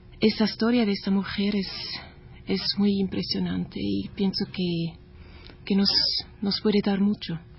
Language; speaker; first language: Spanish; non-native, learner; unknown